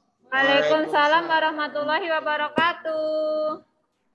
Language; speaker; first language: Indonesian; native; Indonesian